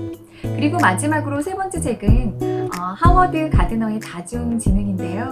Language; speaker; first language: Korean; native; Korean